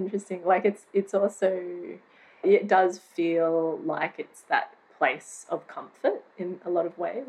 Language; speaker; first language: English; native; English